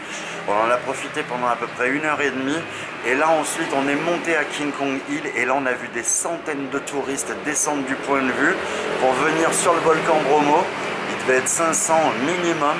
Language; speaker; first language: French; native; French